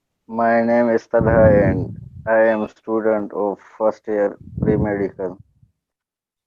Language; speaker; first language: English; non-native, learner; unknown